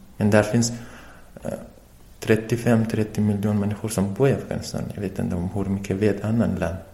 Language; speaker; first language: Swedish; non-native, learner; Persian